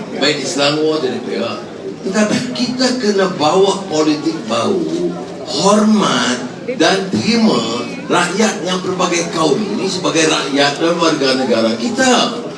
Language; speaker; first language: Malay; native; Malay